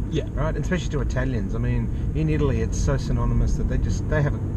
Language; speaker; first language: English; native; English